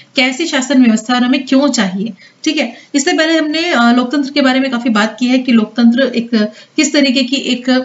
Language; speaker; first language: Hindi; native; Hindi